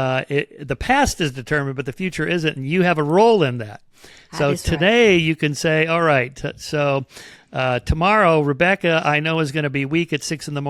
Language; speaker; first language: English; native; English